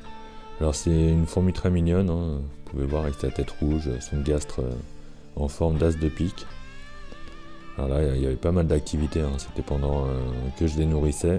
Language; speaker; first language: French; native; French